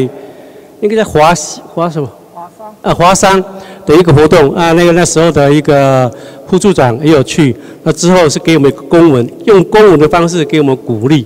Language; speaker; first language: Chinese; native; Chinese